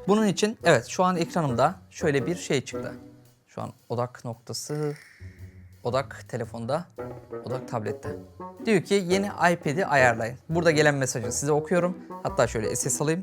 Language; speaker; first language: Turkish; native; Turkish